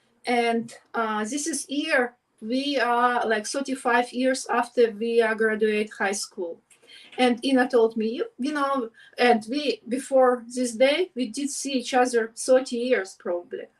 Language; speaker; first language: English; non-native, learner; Ukrainian